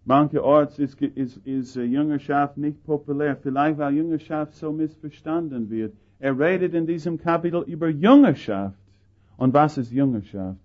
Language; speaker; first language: German; non-native, fluent; English